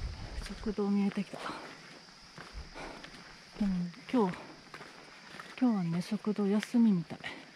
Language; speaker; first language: Japanese; native; Japanese